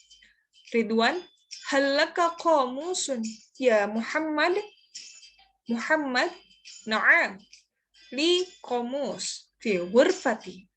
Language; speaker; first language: Arabic; non-native, fluent; Indonesian